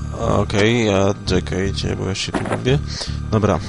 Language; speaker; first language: Polish; native; Polish